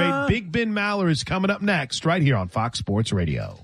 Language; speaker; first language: English; native; English